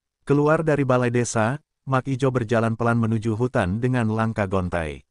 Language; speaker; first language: Indonesian; native; Indonesian